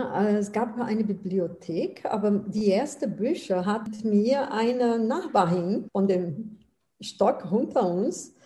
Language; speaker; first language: German; non-native, fluent; Portuguese